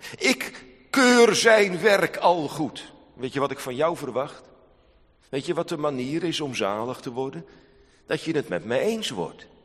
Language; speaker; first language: Dutch; native; Dutch